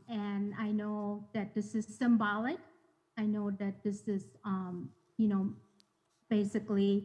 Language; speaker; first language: English; non-native, fluent; Thai